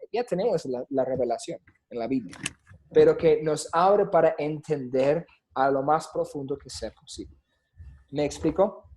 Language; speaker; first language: Spanish; non-native, fluent; English